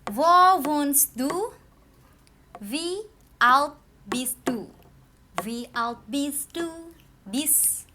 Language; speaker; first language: German; non-native, learner; Indonesian